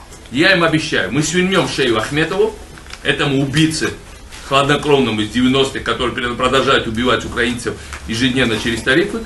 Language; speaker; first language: Russian; non-native, local second language; Georgian